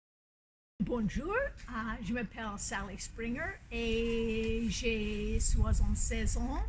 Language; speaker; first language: French; non-native, fluent; English